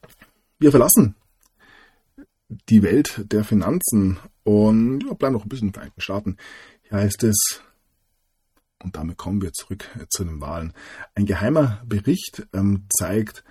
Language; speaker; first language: German; native; German